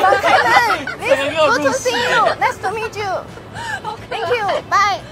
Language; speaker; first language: English; non-native, learner; Chinese